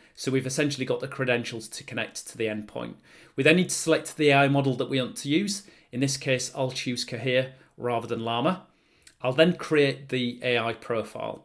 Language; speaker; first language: English; native; English